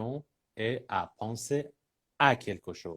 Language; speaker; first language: French; non-native, fluent; Persian